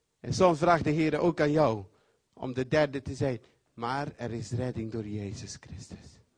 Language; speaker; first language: Dutch; non-native, fluent; Papiamento